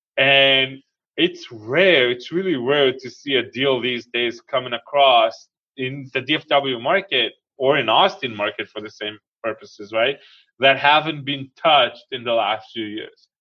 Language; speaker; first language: English; non-native, fluent; Hebrew